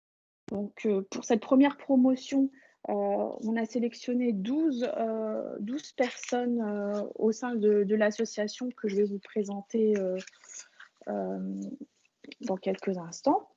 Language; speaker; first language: French; native; French